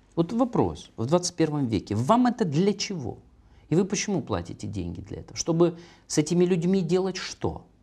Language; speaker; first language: Russian; native; Russian